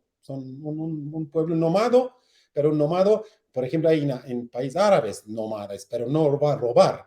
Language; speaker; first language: Spanish; non-native, learner; Kurdish